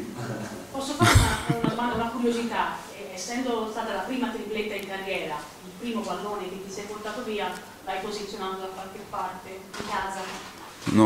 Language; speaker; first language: Italian; native; Italian